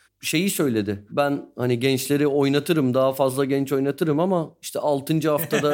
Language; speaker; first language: Turkish; native; Turkish